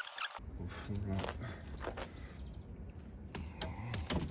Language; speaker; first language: French; native; French